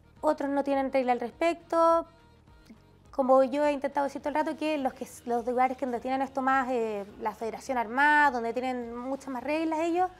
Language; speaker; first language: Spanish; native; Spanish